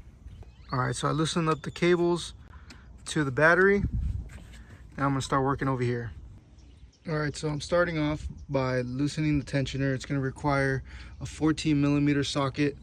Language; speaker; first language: English; native; English